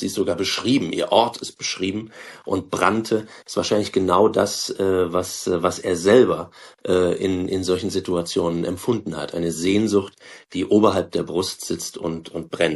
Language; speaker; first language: German; native; German